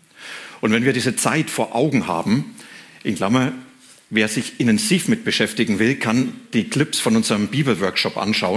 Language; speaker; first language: German; native; German